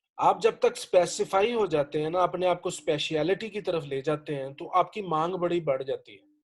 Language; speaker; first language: Urdu; native; Urdu